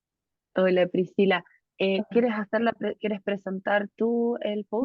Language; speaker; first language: Spanish; native; Spanish